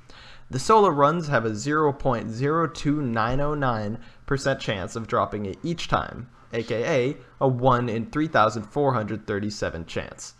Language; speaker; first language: English; native; English